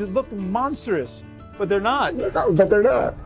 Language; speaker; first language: English; native; English